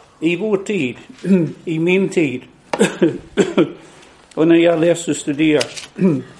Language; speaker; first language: Swedish; non-native, fluent; English